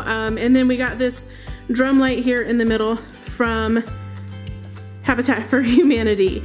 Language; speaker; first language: English; native; English